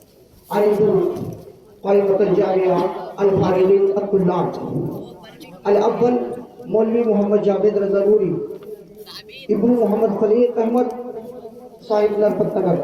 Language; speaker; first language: Arabic; non-native, learner; Urdu